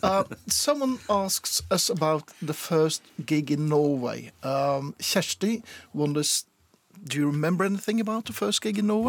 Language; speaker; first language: English; non-native, fluent; Norwegian